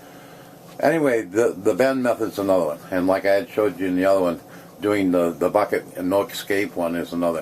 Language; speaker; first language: English; native; English